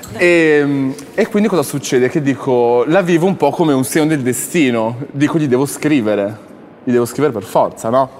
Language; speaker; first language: Italian; native; Italian